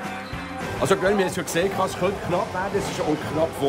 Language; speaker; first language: German; non-native, local second language; French